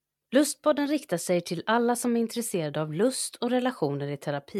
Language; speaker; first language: Swedish; native; Swedish